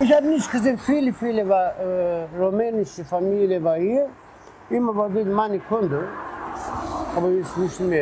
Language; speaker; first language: German; non-native, learner; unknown